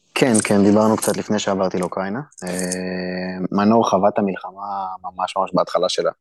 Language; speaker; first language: Hebrew; native; Hebrew